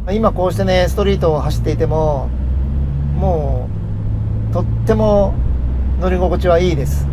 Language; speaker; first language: Japanese; native; Japanese